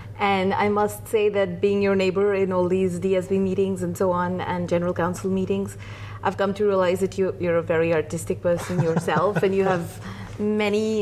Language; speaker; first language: English; non-native, local second language; Hindi